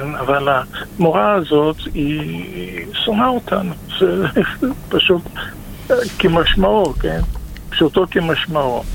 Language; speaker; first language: Hebrew; non-native, fluent; Russian